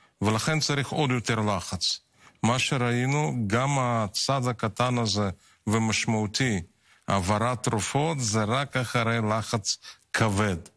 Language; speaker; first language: Hebrew; non-native, fluent; Russian